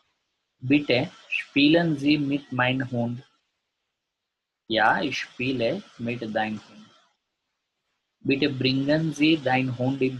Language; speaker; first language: German; non-native, learner; Gujarati